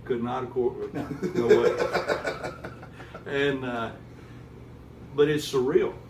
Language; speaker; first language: English; native; English